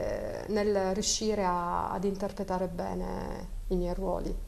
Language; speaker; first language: Italian; native; Italian